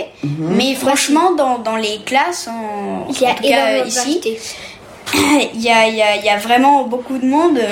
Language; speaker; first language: French; early bilingual, heritage; French